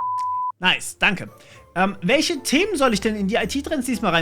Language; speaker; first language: German; native; German